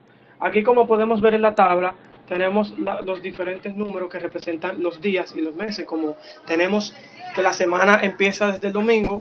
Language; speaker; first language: Spanish; native; Spanish